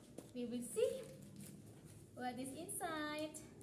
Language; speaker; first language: English; non-native, learner; Indonesian